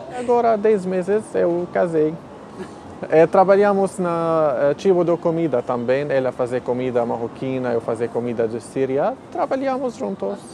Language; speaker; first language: Portuguese; non-native, learner; Arabic